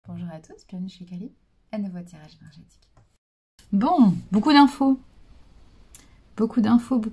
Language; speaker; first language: French; native; French